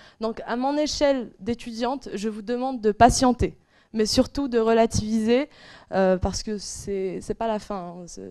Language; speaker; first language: French; non-native, local second language; Arabic